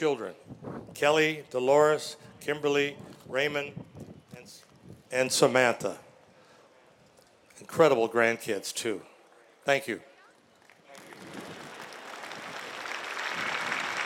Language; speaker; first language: English; native; English